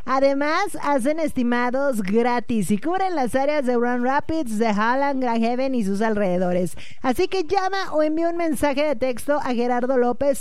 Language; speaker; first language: Spanish; native; Spanish